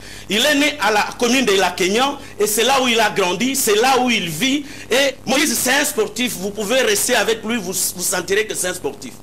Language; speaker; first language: French; non-native, local second language; Lingala